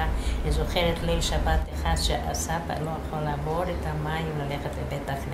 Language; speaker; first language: Hebrew; non-native, fluent; Yiddish